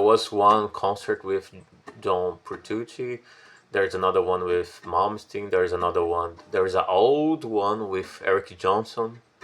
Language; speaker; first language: English; non-native, fluent; Portuguese